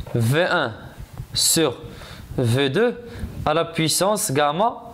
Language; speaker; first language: French; non-native, local second language; Arabic